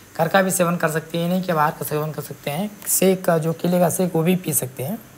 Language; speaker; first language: Hindi; native; Hindi